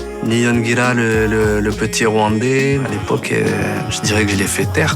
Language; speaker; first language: French; early bilingual, other home language; Kinyarwanda